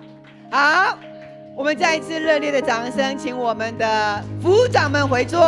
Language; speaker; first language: Chinese; native; Chinese